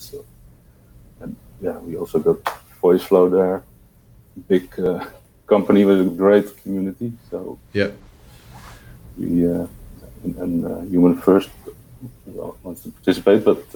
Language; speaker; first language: English; non-native, fluent; Dutch